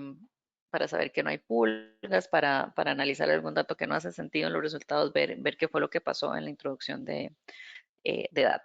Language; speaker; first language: Spanish; native; Spanish